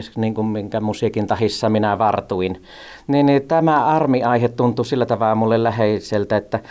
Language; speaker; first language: Finnish; native; Finnish